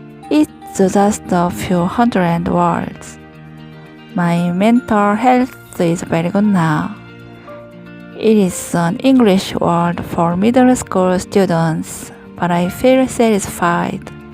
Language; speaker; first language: English; non-native, learner; Korean